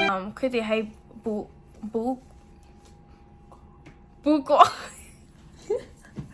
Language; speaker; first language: Cantonese; early bilingual, heritage; English